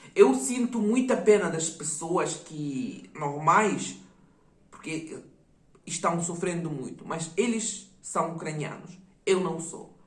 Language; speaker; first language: Portuguese; non-native, fluent; Russian